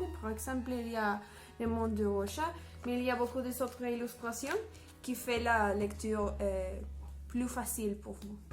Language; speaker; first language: French; non-native, learner; Spanish